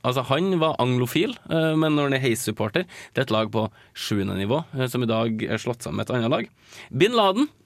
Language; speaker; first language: Norwegian; native; Norwegian